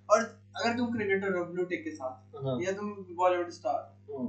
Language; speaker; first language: Hindi; native; Hindi